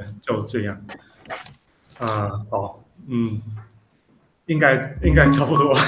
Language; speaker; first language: Chinese; non-native, learner; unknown